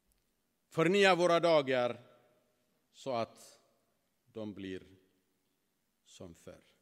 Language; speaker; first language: Swedish; non-native, fluent; Tigrinya